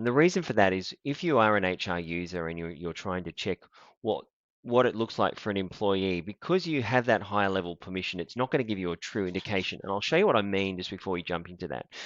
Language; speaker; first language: English; native; English